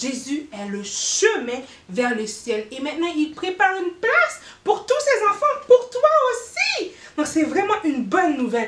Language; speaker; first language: French; native; French